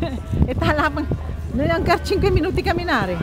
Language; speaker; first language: Italian; non-native, learner; Filipino